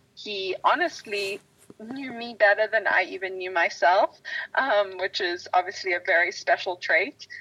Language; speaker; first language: English; native; English